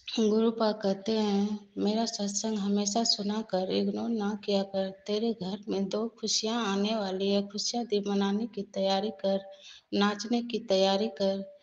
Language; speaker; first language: Hindi; native; Hindi